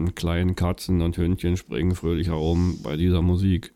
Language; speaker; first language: German; native; German